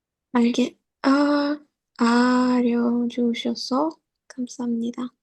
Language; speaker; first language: Korean; non-native, learner; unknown